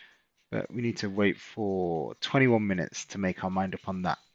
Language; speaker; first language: English; native; English